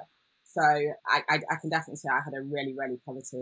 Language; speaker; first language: English; native; English